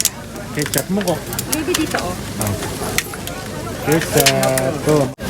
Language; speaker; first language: Japanese; non-native, fluent; Filipino